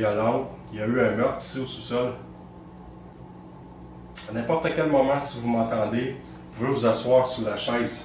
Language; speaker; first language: French; native; French